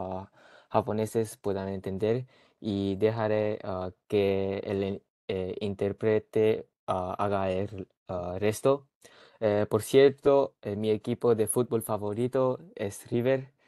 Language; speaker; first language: Spanish; early bilingual, heritage; Japanese